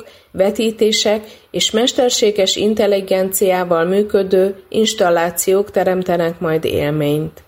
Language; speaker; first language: Hungarian; native; Hungarian